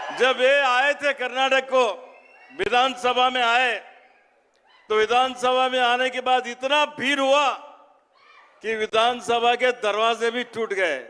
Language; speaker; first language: Hindi; non-native, local second language; Kannada